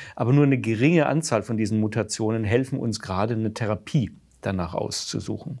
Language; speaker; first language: German; native; German